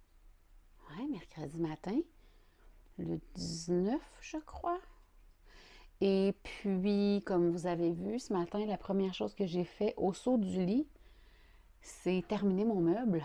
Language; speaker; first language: French; native; French